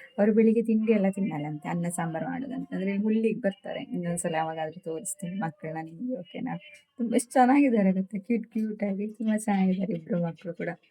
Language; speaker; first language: Kannada; native; Kannada